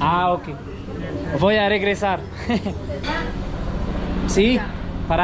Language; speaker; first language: Spanish; non-native, learner; French